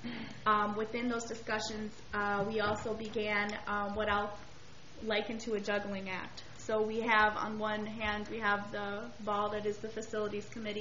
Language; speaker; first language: English; native; English